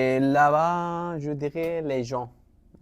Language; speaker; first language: French; non-native, local second language; Arabic